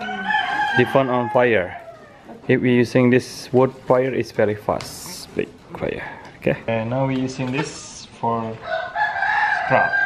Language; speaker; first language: English; non-native, learner; Balinese